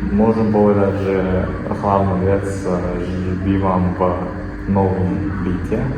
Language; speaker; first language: Slovak; non-native, learner; Kazakh